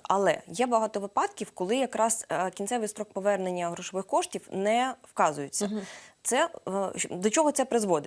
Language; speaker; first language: Ukrainian; native; Ukrainian